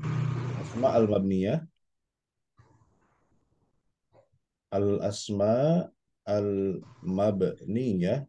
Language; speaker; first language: Arabic; non-native, fluent; Indonesian